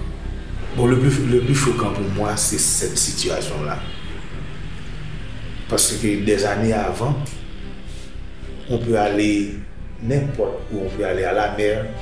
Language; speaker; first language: French; non-native, local second language; Haitian Creole